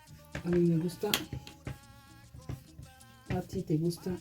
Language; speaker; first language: Spanish; non-native, fluent; French